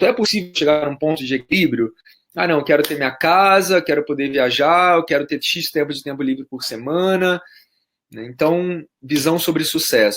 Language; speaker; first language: Portuguese; native; Portuguese